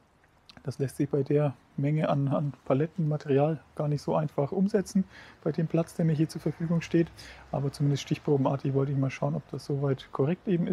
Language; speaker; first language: German; native; German